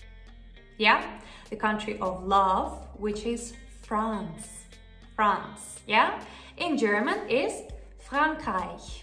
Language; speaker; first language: English; non-native, fluent; Russian